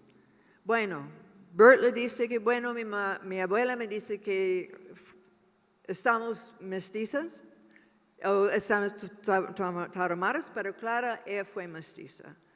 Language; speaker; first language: Spanish; non-native, learner; English